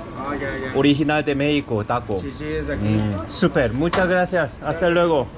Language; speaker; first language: Spanish; non-native, learner; Korean